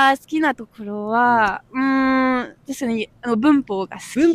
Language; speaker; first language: Japanese; non-native, learner; French